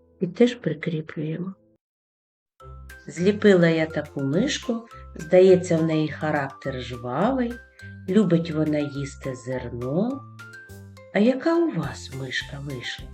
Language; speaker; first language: Ukrainian; native; Ukrainian